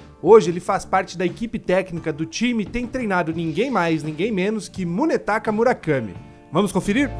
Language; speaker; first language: Portuguese; native; Portuguese